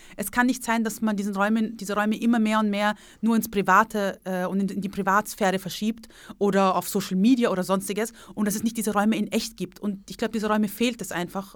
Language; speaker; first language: German; early bilingual, other home language; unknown